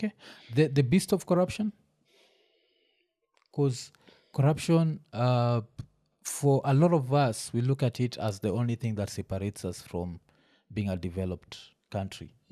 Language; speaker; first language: English; non-native, local second language; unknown